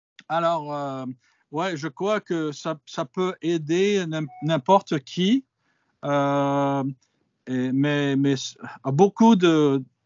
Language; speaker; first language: French; non-native, fluent; English